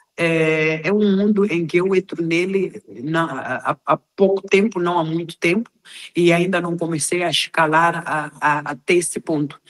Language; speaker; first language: Portuguese; non-native, local second language; Tsonga